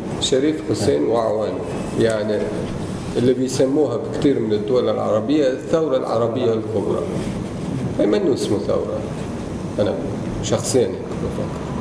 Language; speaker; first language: Arabic; non-native, fluent; Turkish